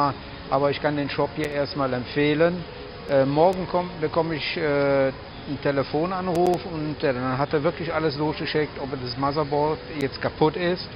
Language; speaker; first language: German; native; German